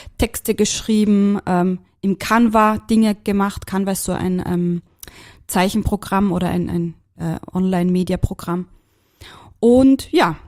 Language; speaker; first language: German; native; German